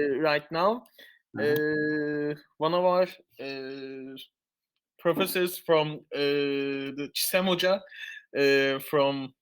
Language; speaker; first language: English; non-native, fluent; Turkish